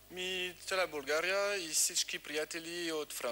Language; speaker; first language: Bulgarian; non-native, learner; French